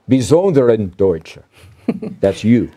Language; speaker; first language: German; non-native, learner; English